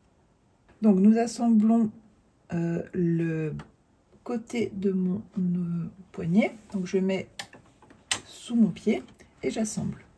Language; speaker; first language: French; native; French